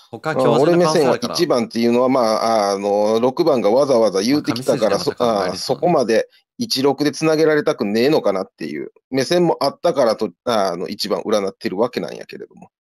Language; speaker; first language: Japanese; native; Japanese